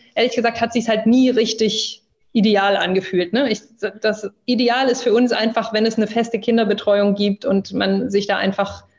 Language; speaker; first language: German; early bilingual, other home language; English